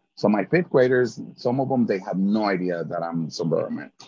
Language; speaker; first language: English; early bilingual, other home language; Spanish